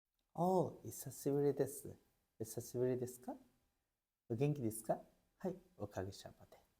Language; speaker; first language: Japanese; non-native, fluent; Nepali